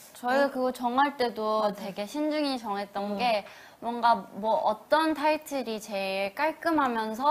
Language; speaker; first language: Korean; early bilingual, heritage; Korean